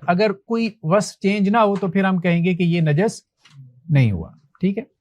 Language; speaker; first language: Urdu; non-native, local second language; Punjabi